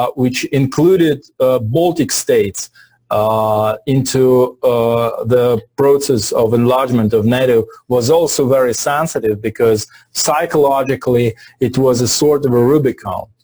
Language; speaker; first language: English; non-native, fluent; Russian